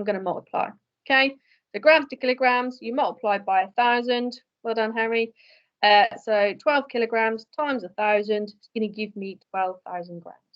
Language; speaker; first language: English; native; English